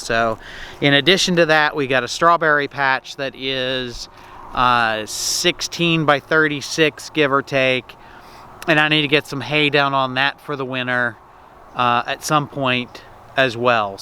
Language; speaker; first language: English; native; English